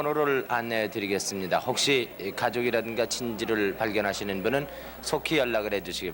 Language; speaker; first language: Korean; native; Korean